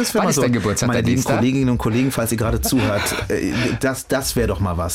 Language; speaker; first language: German; early bilingual, other home language; Arabic